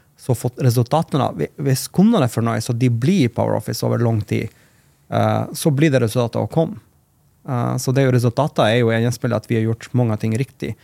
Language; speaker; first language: Norwegian; non-native, fluent; Macedonian